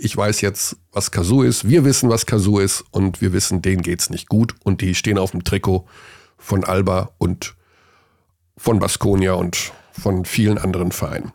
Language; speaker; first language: German; native; German